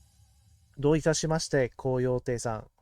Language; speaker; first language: Japanese; non-native, learner; English